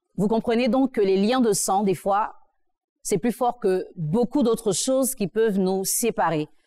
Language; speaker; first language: French; native; French